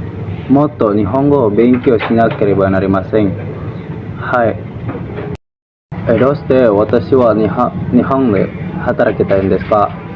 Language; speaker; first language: Japanese; non-native, learner; Indonesian